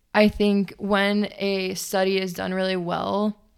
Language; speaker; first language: English; native; English